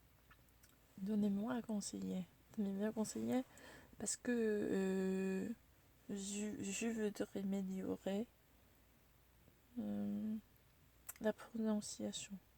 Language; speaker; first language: French; non-native, learner; Korean